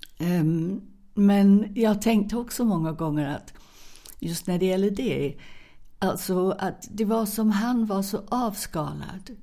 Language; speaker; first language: Swedish; non-native, fluent; English